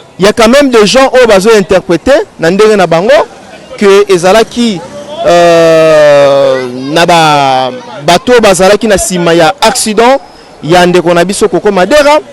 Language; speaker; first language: Lingala; native; Lingala